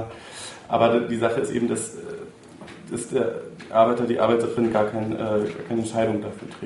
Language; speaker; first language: German; native; German